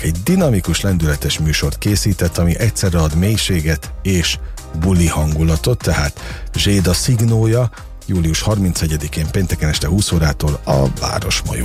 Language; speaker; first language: Hungarian; native; Hungarian